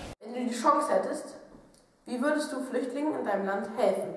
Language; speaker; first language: German; native; German